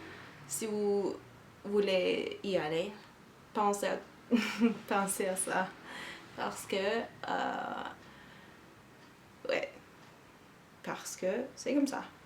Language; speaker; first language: French; non-native, learner; Turkish